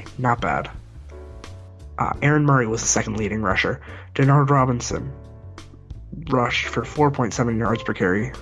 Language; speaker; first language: English; native; English